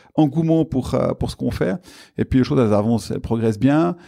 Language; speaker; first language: French; native; French